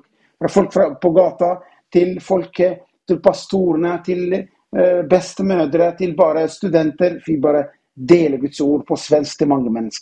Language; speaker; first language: Norwegian; non-native, fluent; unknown